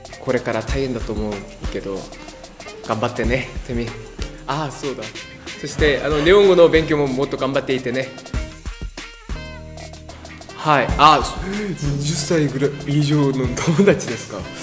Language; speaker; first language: Japanese; non-native, learner; Korean